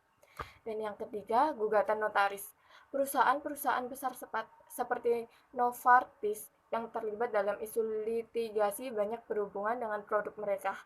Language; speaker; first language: Indonesian; native; Indonesian